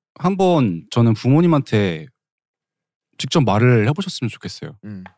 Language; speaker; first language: Korean; native; Korean